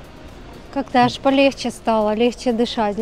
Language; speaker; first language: Russian; native; Russian